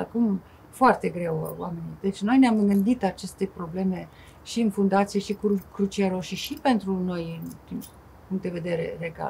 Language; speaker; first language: Romanian; non-native, fluent; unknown